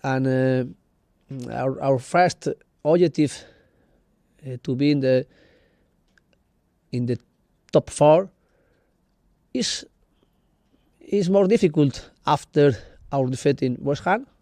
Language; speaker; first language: English; non-native, learner; Spanish